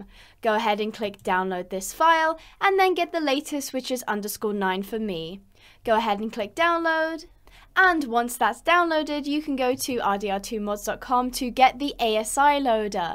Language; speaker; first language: English; native; English